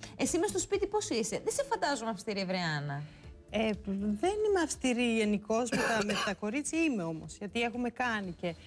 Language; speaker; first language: Greek; non-native, fluent; Serbian